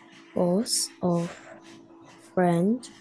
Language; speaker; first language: English; non-native, learner; Korean